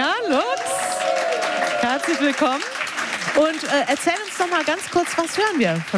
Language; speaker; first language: German; native; German